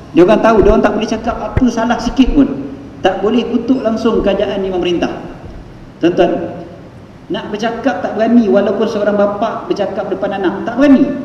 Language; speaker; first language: Malay; native; Malay